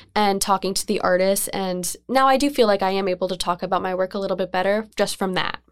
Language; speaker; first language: English; native; English